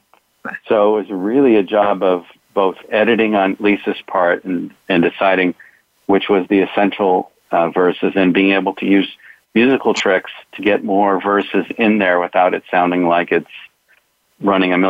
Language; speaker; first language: English; native; English